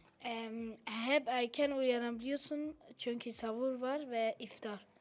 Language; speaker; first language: Turkish; early bilingual, other home language; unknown